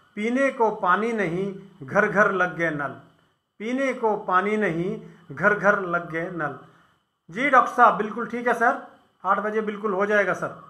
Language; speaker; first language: Hindi; non-native, local second language; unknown